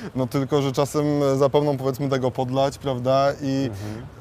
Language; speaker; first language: Polish; native; Polish